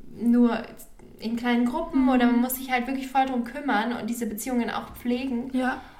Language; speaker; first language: German; native; German